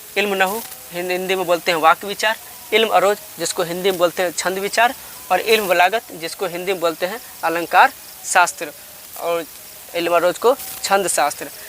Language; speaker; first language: Hindi; native; Hindi